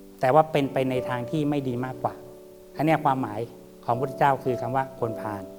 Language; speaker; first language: Thai; native; Thai